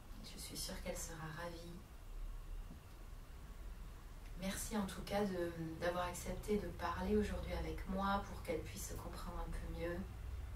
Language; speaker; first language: French; native; French